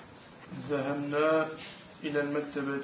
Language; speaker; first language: Arabic; non-native, learner; French